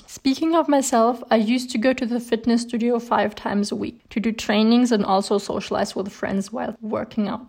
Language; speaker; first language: English; non-native, fluent; German